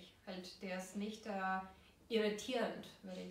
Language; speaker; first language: German; non-native, fluent; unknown